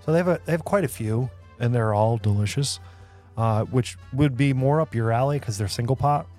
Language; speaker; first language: English; native; English